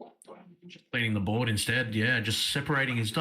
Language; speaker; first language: English; native; English